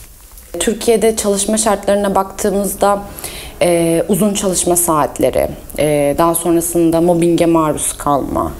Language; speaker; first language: Turkish; early bilingual, heritage; Turkish